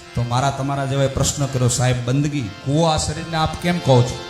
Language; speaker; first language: Gujarati; non-native, local second language; Rajasthani